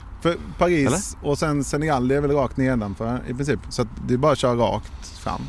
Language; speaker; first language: Swedish; native; Swedish